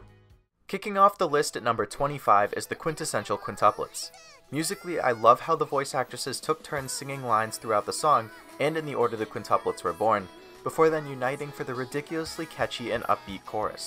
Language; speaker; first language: English; native; English